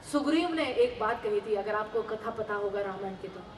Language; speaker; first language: Hindi; non-native, local second language; Marathi